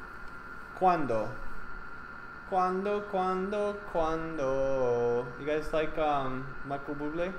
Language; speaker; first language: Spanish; non-native, fluent; English